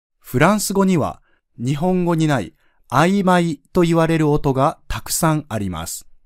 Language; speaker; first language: Japanese; native; Japanese